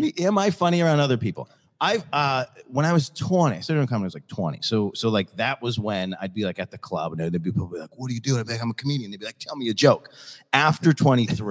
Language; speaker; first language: English; native; English